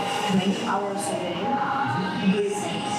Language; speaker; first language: English; non-native, learner; Russian